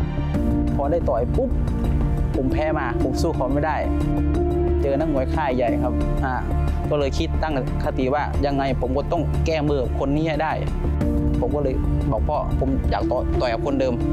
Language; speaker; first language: Thai; native; Thai